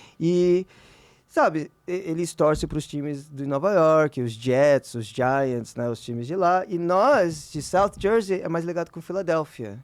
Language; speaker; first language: Portuguese; early bilingual, heritage; Portuguese